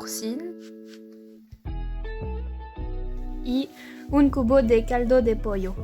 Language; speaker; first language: Spanish; non-native, learner; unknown